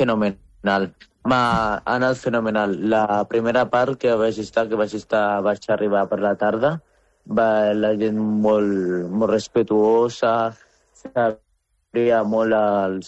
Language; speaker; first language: Catalan; non-native, fluent; Arabic